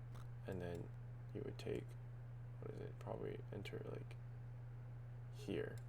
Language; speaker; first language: English; native; English